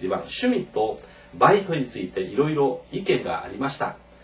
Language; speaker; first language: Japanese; non-native, fluent; Korean